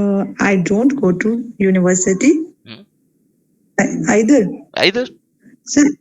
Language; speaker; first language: English; non-native, learner; Hindi